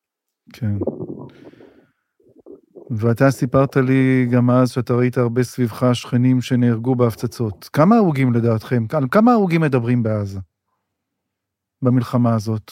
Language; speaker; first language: Hebrew; native; Hebrew